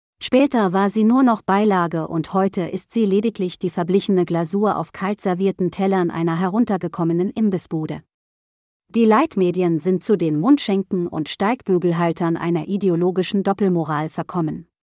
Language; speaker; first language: German; native; German